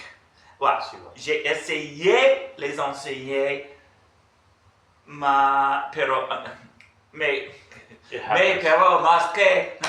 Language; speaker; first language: French; non-native, fluent; English